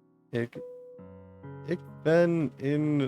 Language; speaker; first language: Dutch; non-native, learner; English